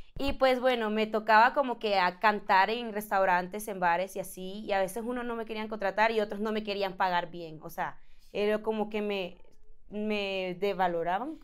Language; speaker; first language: Spanish; native; Spanish